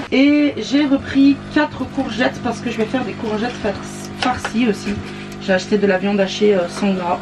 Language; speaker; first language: French; native; French